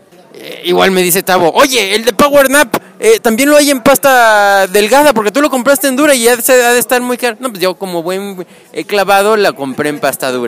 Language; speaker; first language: Spanish; native; Spanish